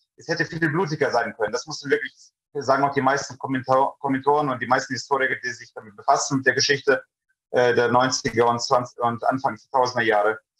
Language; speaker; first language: German; early bilingual, other home language; Russian